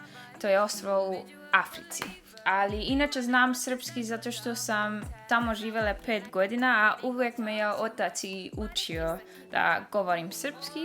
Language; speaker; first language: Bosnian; early bilingual, heritage; Dutch